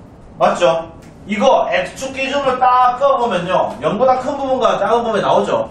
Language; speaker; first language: Korean; native; Korean